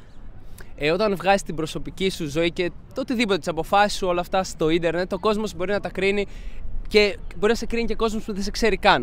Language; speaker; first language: Greek; native; Greek